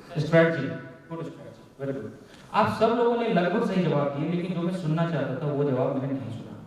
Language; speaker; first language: Hindi; non-native, local second language; Maithili